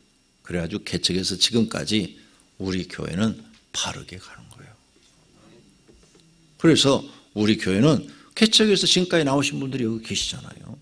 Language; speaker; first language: Korean; native; Korean